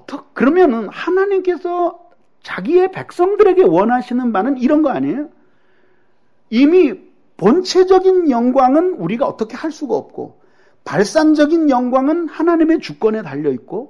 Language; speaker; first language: Korean; native; Korean